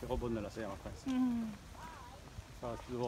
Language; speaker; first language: French; non-native, fluent; Spanish